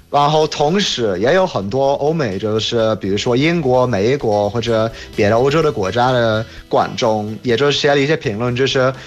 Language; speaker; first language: Chinese; non-native, fluent; English